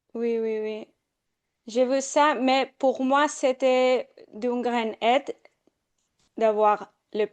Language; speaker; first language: French; non-native, fluent; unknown